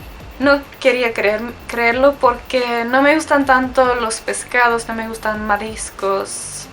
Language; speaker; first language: Spanish; non-native, fluent; Czech